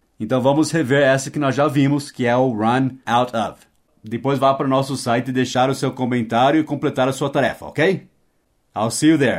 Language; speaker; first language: Portuguese; non-native, fluent; English